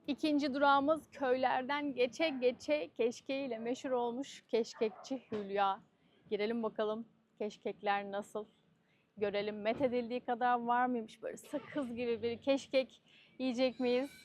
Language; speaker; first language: Turkish; native; Turkish